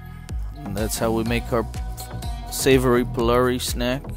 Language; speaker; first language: English; native; English